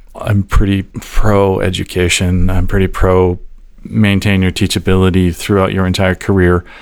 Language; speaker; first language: English; native; English